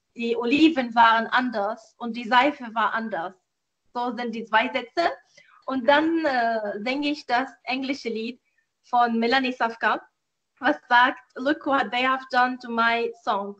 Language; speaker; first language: German; non-native, fluent; Arabic